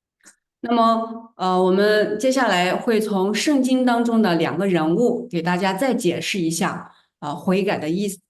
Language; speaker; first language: Chinese; native; Chinese